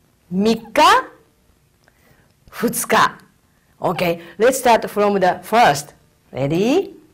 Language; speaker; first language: English; non-native, fluent; Japanese